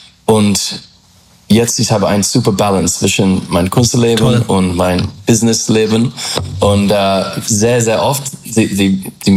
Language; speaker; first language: German; non-native, learner; English